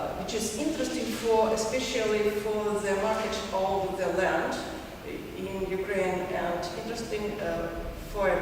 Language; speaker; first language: English; non-native, learner; Ukrainian